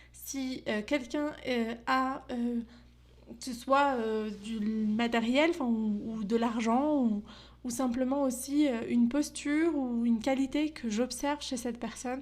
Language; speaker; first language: French; native; French